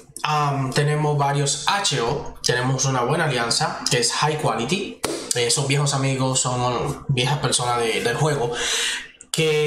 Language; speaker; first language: Spanish; native; Spanish